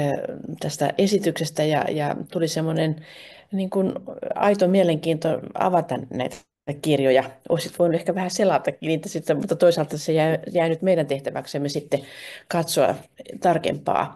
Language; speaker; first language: Finnish; native; Finnish